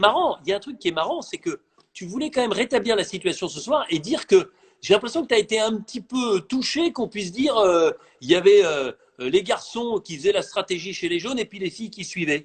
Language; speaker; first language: French; native; French